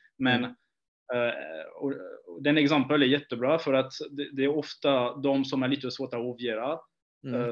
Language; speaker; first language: Swedish; non-native, fluent; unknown